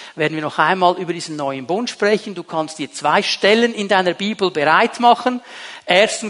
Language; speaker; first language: German; native; German